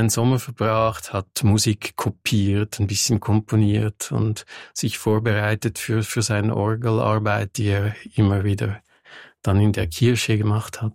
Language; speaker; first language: German; non-native, fluent; French